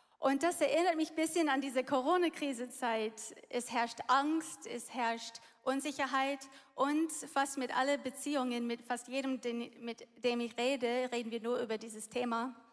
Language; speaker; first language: German; non-native, fluent; English